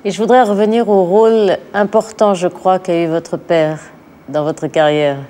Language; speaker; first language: French; native; French